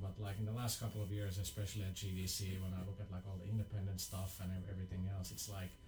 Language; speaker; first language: English; non-native, fluent; Finnish